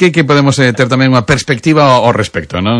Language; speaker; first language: Galician; non-native, local second language; Spanish